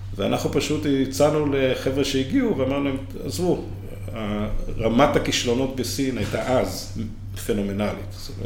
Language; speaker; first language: Hebrew; native; Hebrew